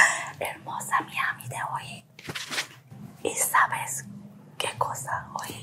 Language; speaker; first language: Spanish; non-native, learner; Korean